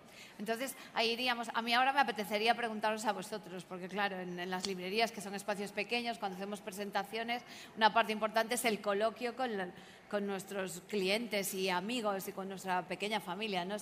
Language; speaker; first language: Spanish; native; Spanish